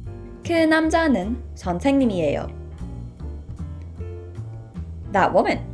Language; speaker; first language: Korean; non-native, fluent; English